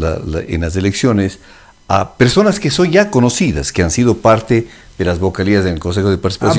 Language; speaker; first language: Spanish; native; Spanish